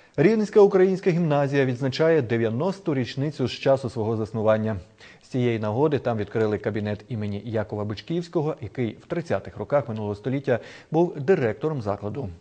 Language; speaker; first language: Ukrainian; native; Ukrainian